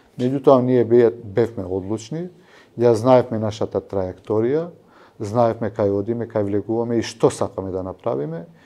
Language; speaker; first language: Macedonian; non-native, local second language; Albanian